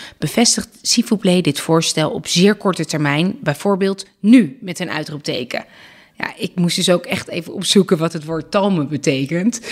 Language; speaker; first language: Dutch; native; Dutch